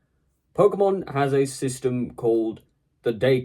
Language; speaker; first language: English; native; English